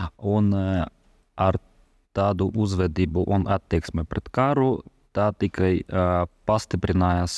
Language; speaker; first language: Latvian; non-native, local second language; Russian